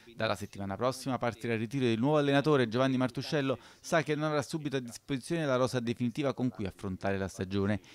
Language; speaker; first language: Italian; native; Italian